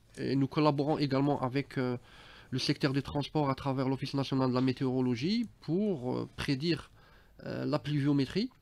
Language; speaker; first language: French; non-native, local second language; Arabic